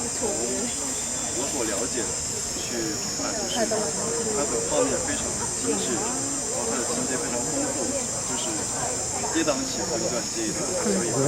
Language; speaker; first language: Chinese; native; Chinese